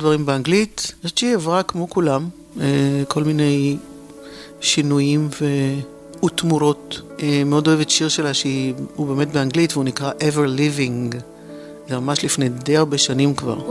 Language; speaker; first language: Hebrew; native; Hebrew